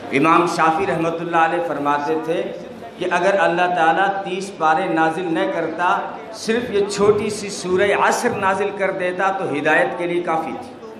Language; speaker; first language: Urdu; non-native, local second language; Gujarati